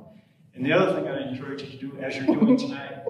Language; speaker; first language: English; native; English